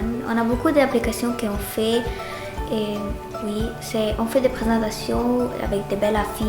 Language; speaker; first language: French; non-native, learner; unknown